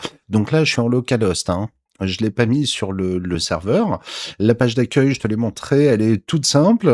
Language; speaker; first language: French; native; French